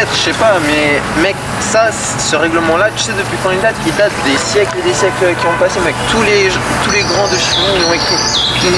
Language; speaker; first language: French; native; French